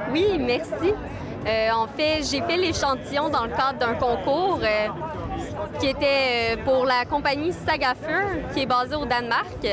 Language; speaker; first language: French; native; French